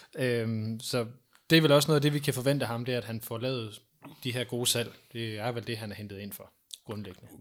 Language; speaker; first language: Danish; native; Danish